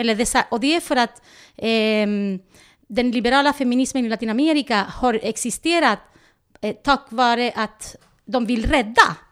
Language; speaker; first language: Swedish; non-native, fluent; Spanish